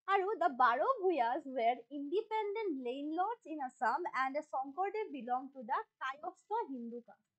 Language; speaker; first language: English; non-native, local second language; Assamese